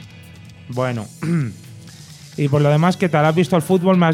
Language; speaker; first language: Spanish; native; Spanish